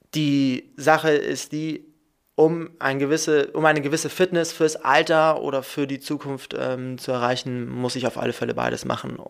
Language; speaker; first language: German; native; German